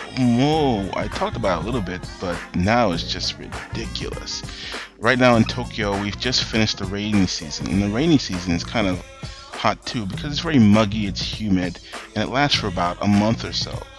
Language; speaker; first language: English; native; English